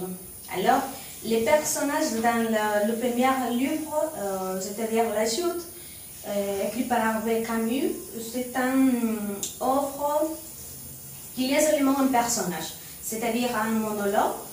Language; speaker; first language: French; non-native, learner; Spanish